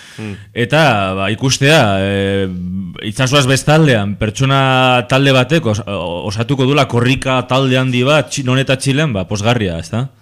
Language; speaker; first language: Basque; non-native, local second language; Spanish